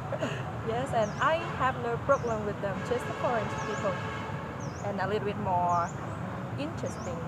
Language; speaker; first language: English; non-native, fluent; Vietnamese